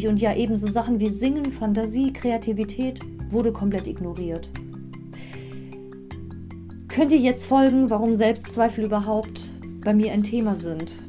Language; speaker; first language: German; native; German